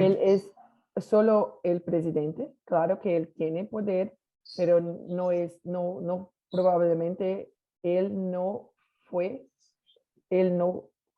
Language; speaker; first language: Spanish; non-native, learner; Portuguese